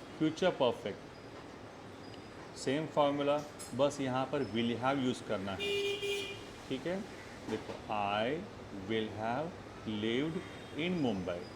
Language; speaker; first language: Hindi; non-native, local second language; Marathi